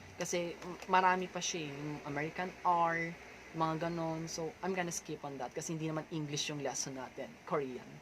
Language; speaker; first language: Filipino; native; Filipino